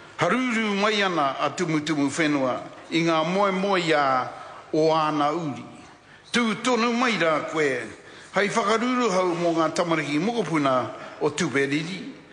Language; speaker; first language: Māori; non-native, local second language; English